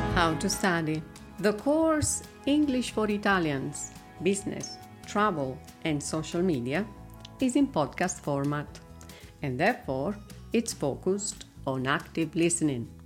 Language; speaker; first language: English; non-native, fluent; Italian